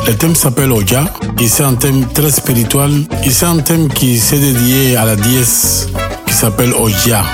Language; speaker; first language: French; non-native, learner; Spanish